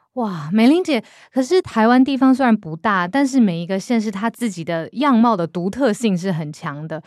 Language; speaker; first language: Chinese; native; Chinese